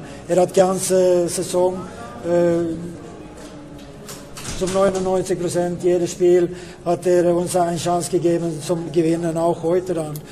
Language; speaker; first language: German; non-native, fluent; Swedish